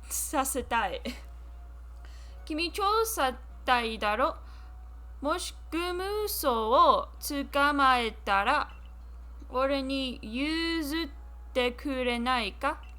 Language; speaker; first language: Japanese; non-native, learner; English